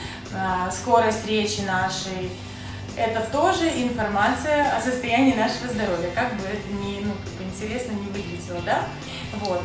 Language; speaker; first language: Russian; native; Russian